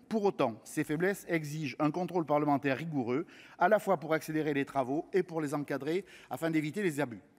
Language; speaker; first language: French; native; French